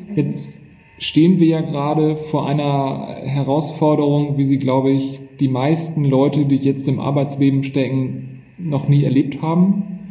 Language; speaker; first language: German; native; German